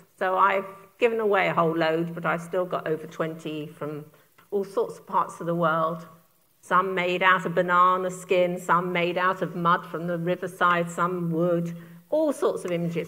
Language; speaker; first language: English; native; English